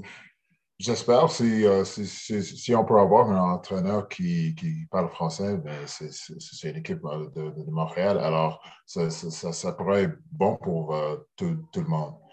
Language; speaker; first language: French; early bilingual, heritage; English